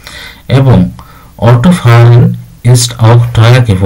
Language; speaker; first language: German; non-native, fluent; Bangla